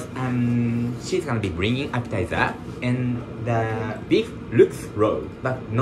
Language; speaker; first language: English; non-native, learner; Japanese